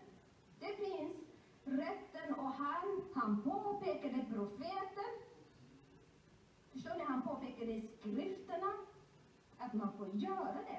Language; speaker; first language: Swedish; non-native, fluent; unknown